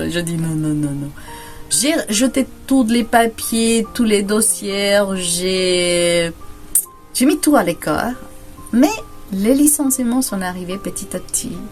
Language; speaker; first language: French; non-native, fluent; Spanish